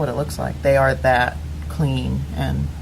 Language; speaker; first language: English; native; English